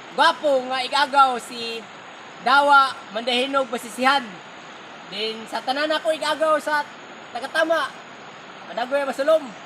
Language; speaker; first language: Cebuano; non-native, local second language; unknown